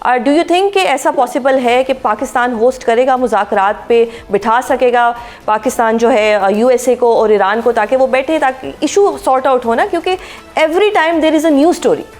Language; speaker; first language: Urdu; native; Urdu